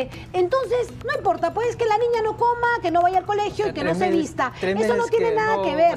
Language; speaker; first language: Spanish; native; Spanish